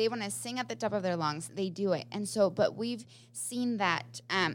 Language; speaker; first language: English; non-native, fluent; Spanish